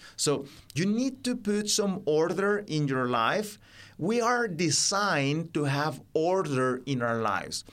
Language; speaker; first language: English; non-native, fluent; Spanish